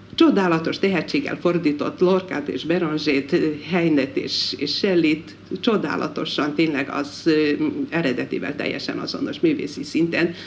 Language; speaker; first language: Hungarian; native; Hungarian